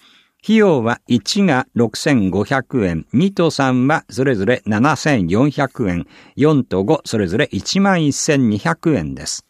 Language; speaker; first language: Japanese; native; Japanese